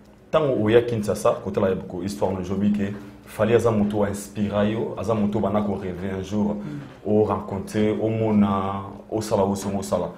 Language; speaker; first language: French; non-native, local second language; Lingala